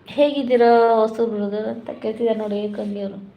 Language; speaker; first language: Kannada; non-native, local second language; Malayalam